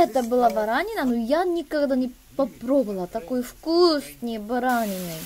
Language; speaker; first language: Russian; non-native, learner; Korean